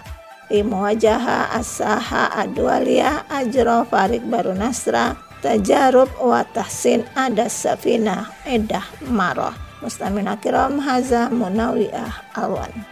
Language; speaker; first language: Arabic; non-native, fluent; Indonesian